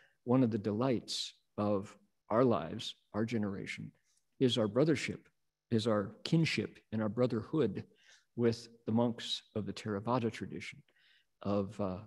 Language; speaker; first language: English; native; English